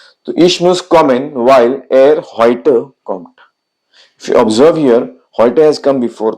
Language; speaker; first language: German; non-native, fluent; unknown